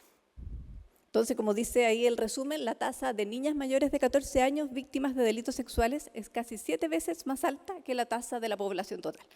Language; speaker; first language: Spanish; native; Spanish